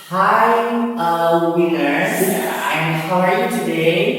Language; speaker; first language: English; non-native, learner; Indonesian